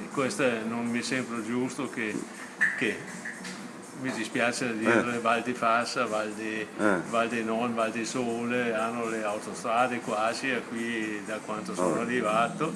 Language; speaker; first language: Italian; non-native, fluent; Danish